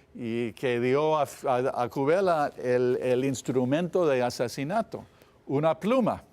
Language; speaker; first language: Spanish; non-native, fluent; English